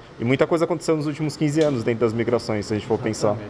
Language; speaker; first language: Portuguese; native; Portuguese